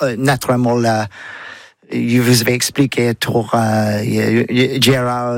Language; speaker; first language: French; non-native, learner; English